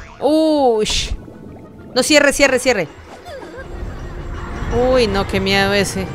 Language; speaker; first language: Spanish; native; Spanish